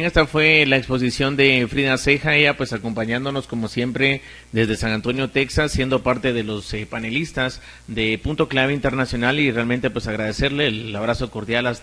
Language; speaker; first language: Spanish; native; Spanish